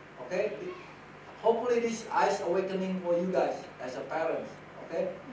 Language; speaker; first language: English; non-native, fluent; Indonesian